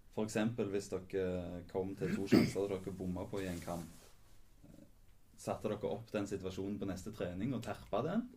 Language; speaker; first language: Norwegian; native; Norwegian